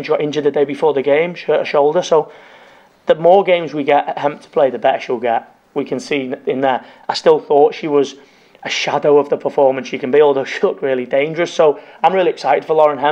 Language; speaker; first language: English; native; English